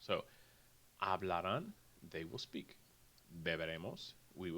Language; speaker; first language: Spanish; non-native, fluent; English